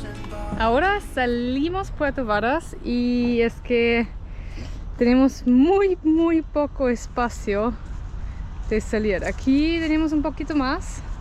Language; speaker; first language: Spanish; non-native, fluent; German